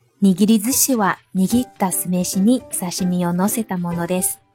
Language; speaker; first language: Japanese; non-native, fluent; Chinese